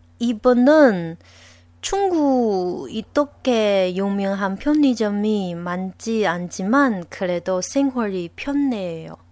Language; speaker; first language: Korean; non-native, fluent; Chinese